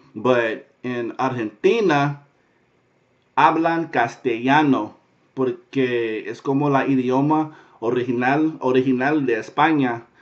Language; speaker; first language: Spanish; non-native, learner; English